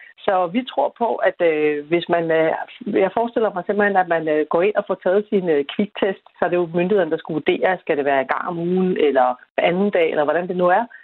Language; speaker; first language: Danish; native; Danish